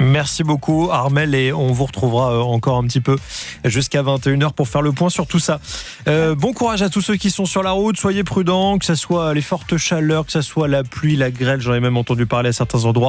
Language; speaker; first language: French; native; French